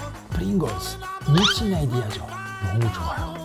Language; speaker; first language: Korean; non-native, fluent; Italian